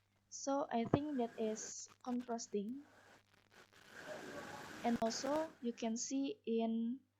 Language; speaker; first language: English; non-native, learner; Indonesian